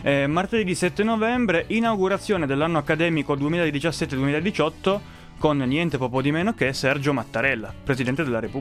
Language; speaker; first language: Italian; native; Italian